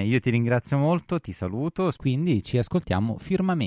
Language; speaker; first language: Italian; native; Italian